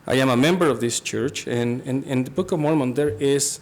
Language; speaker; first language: English; non-native, fluent; Spanish